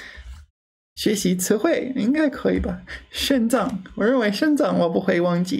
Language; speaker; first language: Chinese; non-native, learner; English